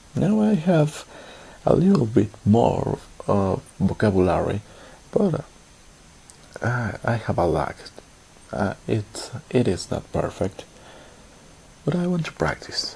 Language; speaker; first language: English; non-native, learner; Spanish